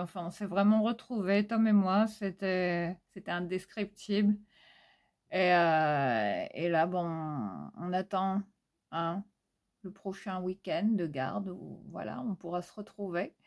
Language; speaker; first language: French; native; French